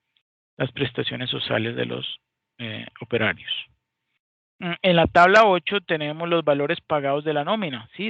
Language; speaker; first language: Spanish; native; Spanish